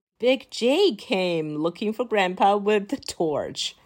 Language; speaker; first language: English; non-native, fluent; Chinese